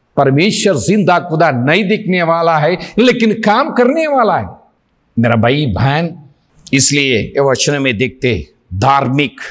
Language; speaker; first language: Hindi; non-native, local second language; Telugu